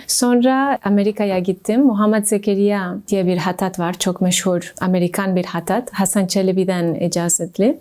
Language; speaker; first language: Turkish; non-native, fluent; English